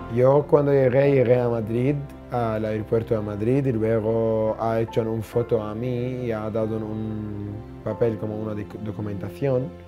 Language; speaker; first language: Spanish; non-native, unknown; Arabic